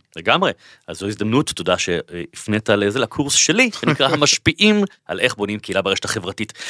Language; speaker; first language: Hebrew; native; Hebrew